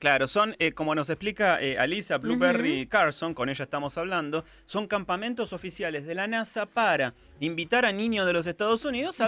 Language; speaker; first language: Spanish; native; Spanish